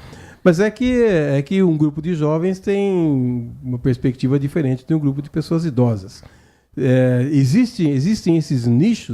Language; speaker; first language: Portuguese; native; Portuguese